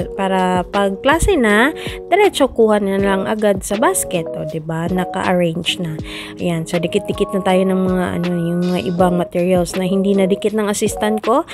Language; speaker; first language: Filipino; non-native, local second language; Cebuano